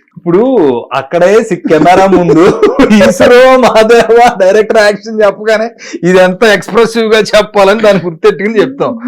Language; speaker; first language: Telugu; native; Telugu